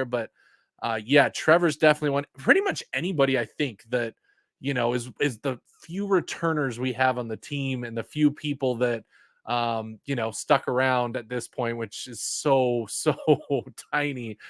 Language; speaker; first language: English; native; English